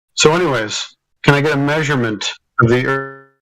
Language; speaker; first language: English; native; English